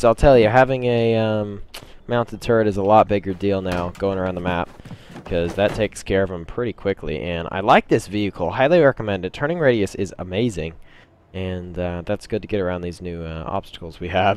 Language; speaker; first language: English; native; English